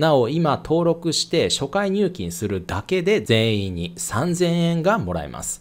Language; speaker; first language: Japanese; native; Japanese